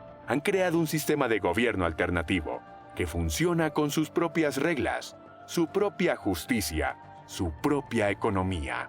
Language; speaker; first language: Spanish; native; Spanish